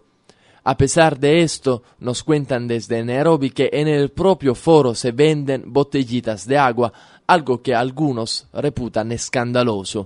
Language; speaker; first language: Spanish; non-native, fluent; Italian